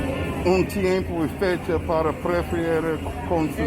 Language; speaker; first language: Spanish; non-native, learner; English